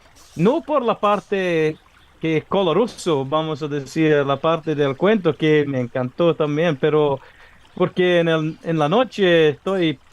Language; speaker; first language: Spanish; non-native, learner; English